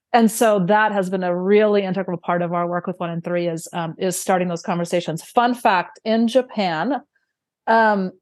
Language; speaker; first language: English; early bilingual, other home language; Romanian